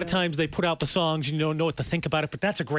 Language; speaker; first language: English; native; English